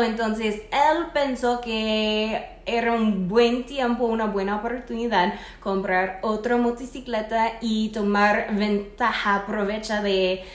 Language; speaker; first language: Spanish; non-native, fluent; English